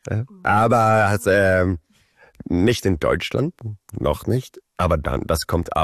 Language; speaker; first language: German; early bilingual, heritage; Swedish